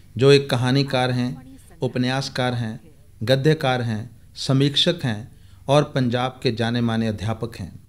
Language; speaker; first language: Hindi; non-native, local second language; Punjabi